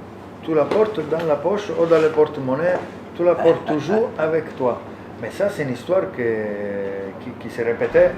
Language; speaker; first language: French; non-native, learner; Italian